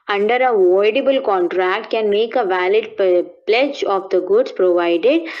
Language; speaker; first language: English; non-native, local second language; Hindi